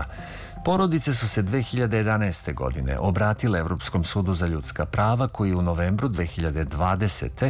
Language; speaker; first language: Serbian; native; Serbian